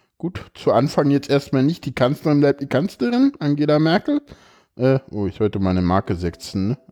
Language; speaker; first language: German; native; German